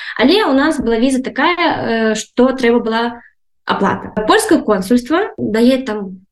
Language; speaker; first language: Belarusian; native; Belarusian